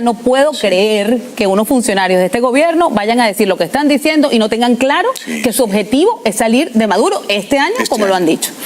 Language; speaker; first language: Spanish; native; Spanish